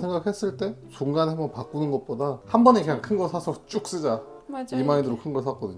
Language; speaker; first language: Korean; native; Korean